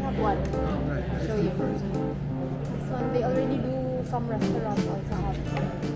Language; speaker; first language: English; non-native, learner; Korean